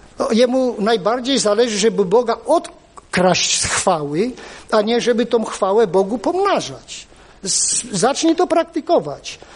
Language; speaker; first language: Polish; native; Polish